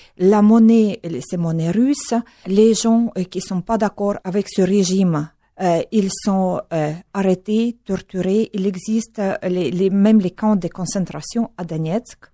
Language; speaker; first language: French; non-native, fluent; Russian